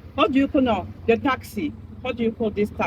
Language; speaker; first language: English; non-native, learner; French